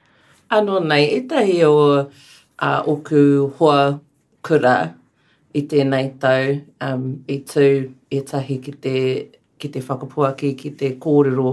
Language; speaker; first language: Māori; non-native, learner; English